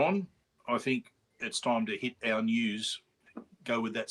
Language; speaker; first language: English; native; English